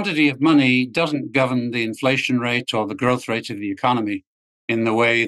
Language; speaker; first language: English; native; English